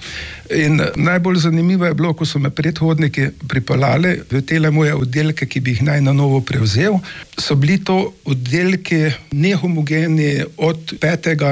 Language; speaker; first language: Slovenian; native; Slovenian